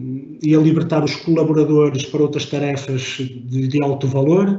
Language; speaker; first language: Portuguese; native; Portuguese